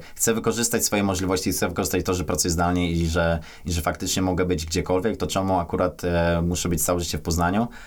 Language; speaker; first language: Polish; native; Polish